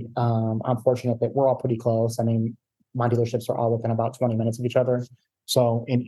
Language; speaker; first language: English; native; English